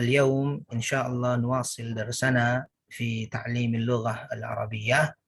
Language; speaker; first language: Arabic; non-native, fluent; Indonesian